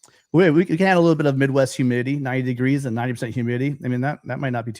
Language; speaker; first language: English; native; English